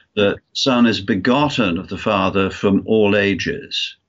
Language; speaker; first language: English; native; English